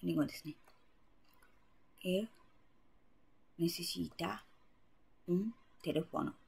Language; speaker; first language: Spanish; non-native, learner; Japanese